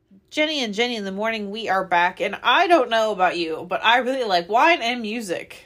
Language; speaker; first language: English; native; English